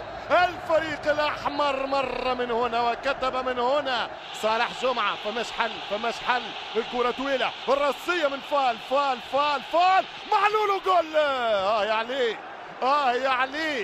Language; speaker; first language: Arabic; native; Arabic